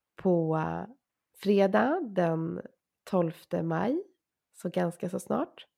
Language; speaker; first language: Swedish; native; Swedish